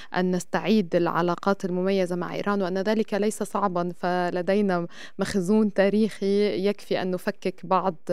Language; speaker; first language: Arabic; native; Arabic